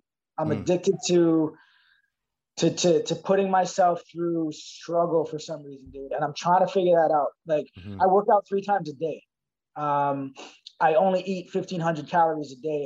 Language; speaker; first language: English; native; English